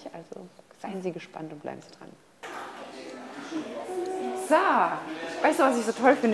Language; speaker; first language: German; native; German